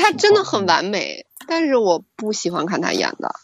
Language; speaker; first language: Chinese; native; Chinese